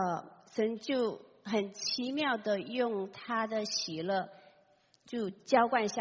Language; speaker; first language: Chinese; native; Chinese